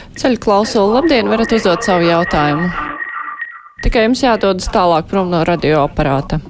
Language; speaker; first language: Latvian; native; Latvian